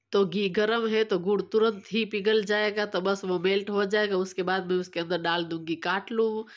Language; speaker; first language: Hindi; non-native, local second language; Gujarati